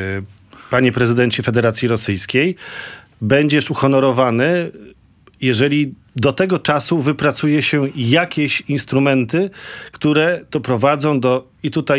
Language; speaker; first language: Polish; native; Polish